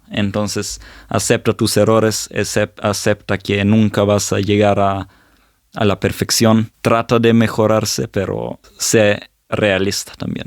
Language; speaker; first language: Spanish; non-native, fluent; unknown